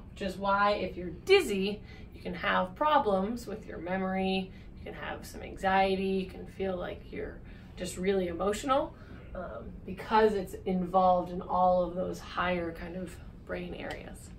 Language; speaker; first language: English; native; English